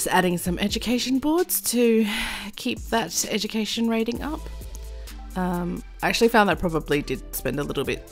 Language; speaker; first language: English; native; English